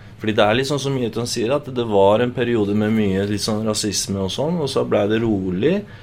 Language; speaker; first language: Norwegian; early bilingual, other home language; Turkish